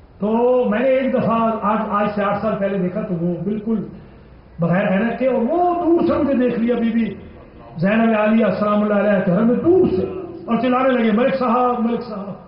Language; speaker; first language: Urdu; non-native, local second language; Punjabi